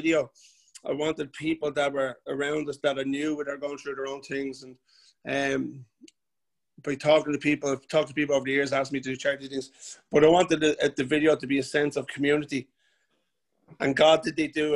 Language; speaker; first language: English; native; English